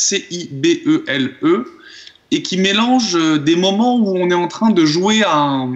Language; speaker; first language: French; native; French